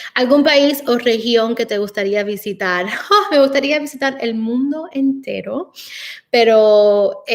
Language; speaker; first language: Spanish; early bilingual, heritage; Spanish